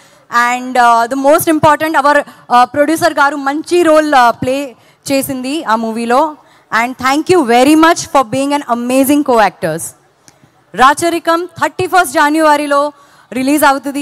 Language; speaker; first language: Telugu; non-native, learner; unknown